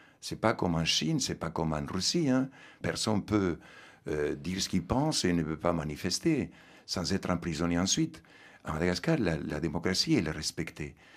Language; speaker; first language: French; non-native, fluent; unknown